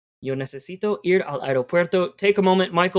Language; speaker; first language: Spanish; non-native, fluent; English